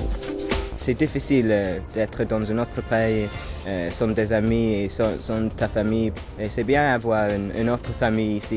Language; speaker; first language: French; non-native, fluent; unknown